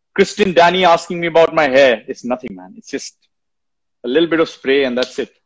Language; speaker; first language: English; non-native, local second language; Hindi